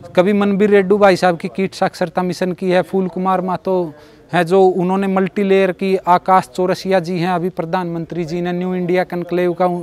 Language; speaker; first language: Hindi; native; Hindi